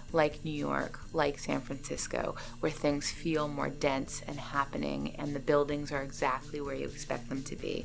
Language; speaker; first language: English; native; English